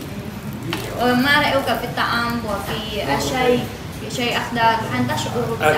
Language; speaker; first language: Arabic; non-native, fluent; Vietnamese